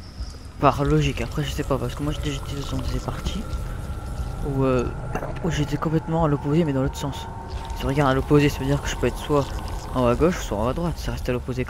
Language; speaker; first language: French; native; French